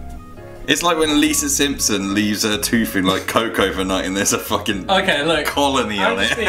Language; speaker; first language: English; native; English